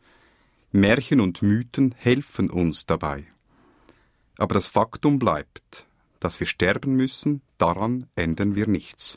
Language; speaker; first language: German; native; German